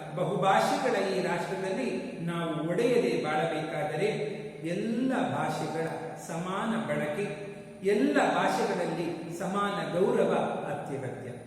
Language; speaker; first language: Kannada; native; Kannada